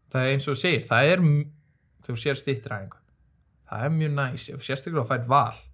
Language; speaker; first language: Icelandic; early bilingual, other home language; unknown